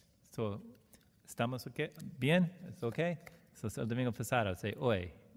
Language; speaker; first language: Spanish; non-native, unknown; English